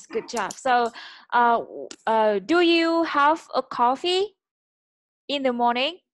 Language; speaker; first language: English; non-native, fluent; Vietnamese